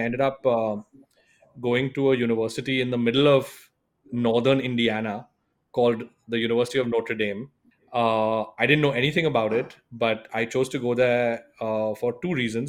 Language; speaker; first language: English; non-native, local second language; Hindi